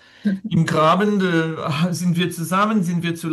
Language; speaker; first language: German; non-native, learner; French